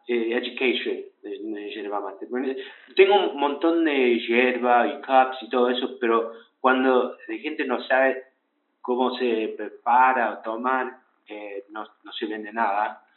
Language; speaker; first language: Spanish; early bilingual, heritage; English